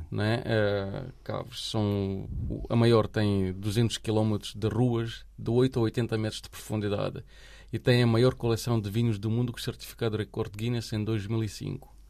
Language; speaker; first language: Portuguese; non-native, fluent; Romanian